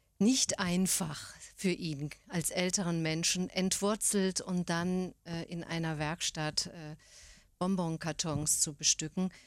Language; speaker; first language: German; native; German